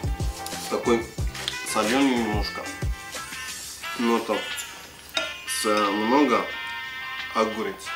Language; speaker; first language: Russian; non-native, learner; Arabic